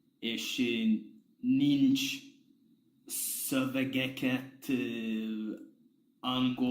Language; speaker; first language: Hungarian; non-native, learner; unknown